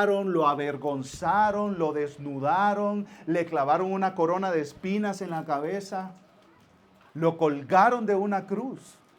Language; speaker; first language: Spanish; native; Spanish